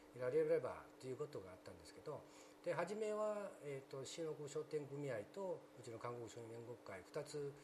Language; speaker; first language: Japanese; non-native, fluent; Korean